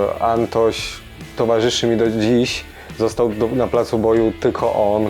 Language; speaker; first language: Polish; native; Polish